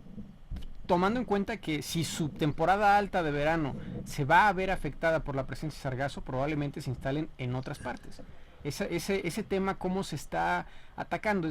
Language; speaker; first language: Spanish; native; Spanish